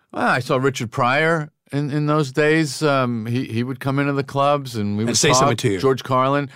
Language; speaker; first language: English; native; English